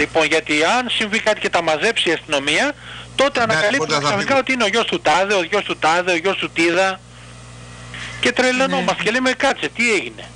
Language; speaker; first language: Greek; native; Greek